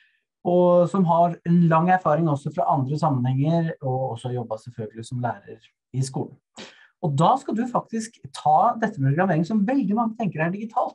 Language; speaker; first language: Norwegian; native; Norwegian